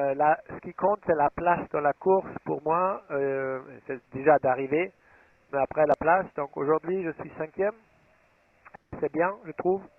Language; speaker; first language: French; non-native, fluent; German